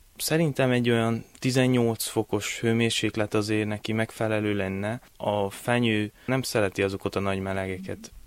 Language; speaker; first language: Hungarian; native; Hungarian